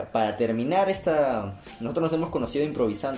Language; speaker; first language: Spanish; native; Spanish